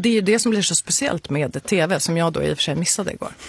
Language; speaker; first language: Swedish; native; Swedish